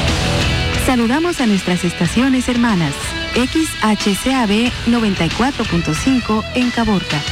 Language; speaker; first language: Spanish; native; Spanish